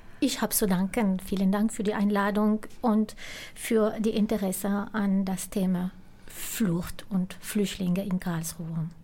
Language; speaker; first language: German; non-native, fluent; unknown